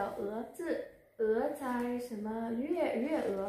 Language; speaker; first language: Chinese; non-native, learner; Vietnamese